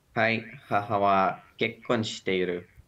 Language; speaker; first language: Japanese; non-native, learner; Romanian